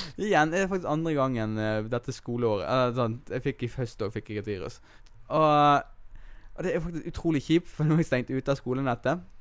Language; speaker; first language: Norwegian; native; Norwegian